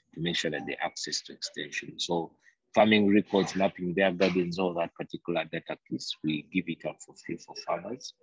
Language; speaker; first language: English; non-native, local second language; Ganda